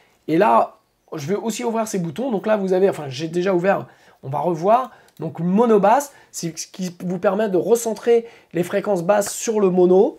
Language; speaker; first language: French; native; French